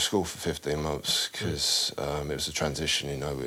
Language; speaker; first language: English; native; English